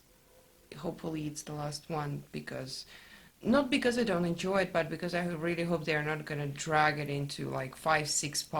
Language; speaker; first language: English; non-native, fluent; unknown